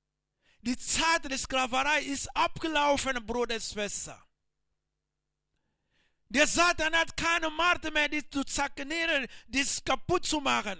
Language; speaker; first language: German; non-native, learner; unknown